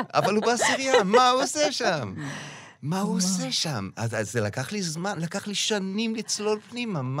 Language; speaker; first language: Hebrew; native; Hebrew